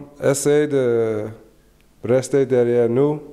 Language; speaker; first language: French; non-native, learner; English